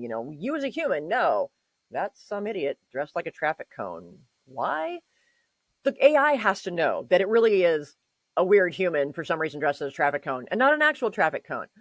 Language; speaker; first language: English; native; English